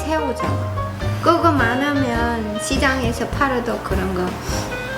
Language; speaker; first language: Korean; non-native, learner; Chinese